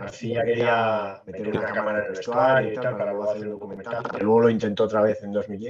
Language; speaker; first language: Spanish; native; Spanish